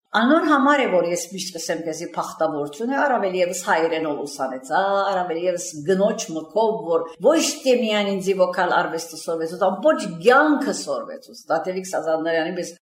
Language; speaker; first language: Armenian; early bilingual, heritage; Armenian